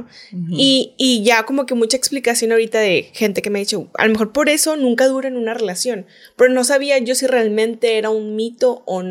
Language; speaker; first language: Spanish; native; Spanish